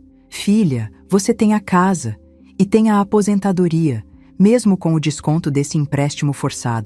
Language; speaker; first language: Portuguese; native; Portuguese